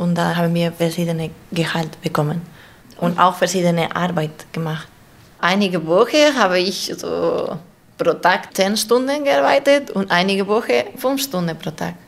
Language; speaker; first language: German; non-native, learner; Spanish